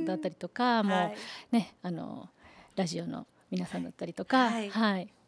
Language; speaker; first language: Japanese; early bilingual, heritage; Spanish